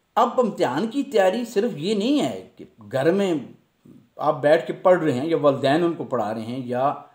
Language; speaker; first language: Urdu; non-native, local second language; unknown